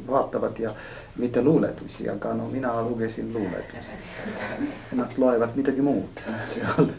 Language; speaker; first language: Estonian; non-native, fluent; Latvian